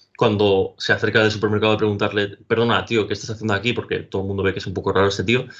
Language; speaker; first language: Spanish; native; Spanish